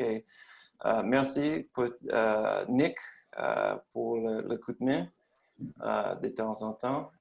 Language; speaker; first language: French; non-native, learner; English